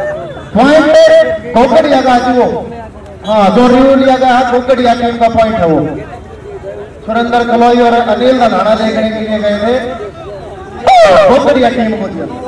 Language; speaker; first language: Hindi; native; Hindi